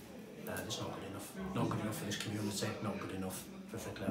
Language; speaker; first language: English; native; English